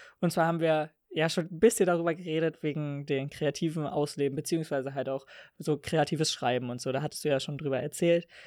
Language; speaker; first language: German; native; German